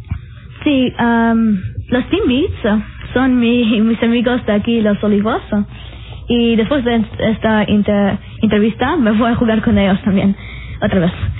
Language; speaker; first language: Spanish; early bilingual, heritage; Spanish